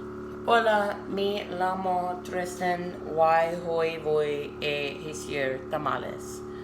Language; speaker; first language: Spanish; non-native, learner; English